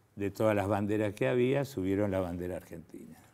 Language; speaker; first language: Spanish; native; Spanish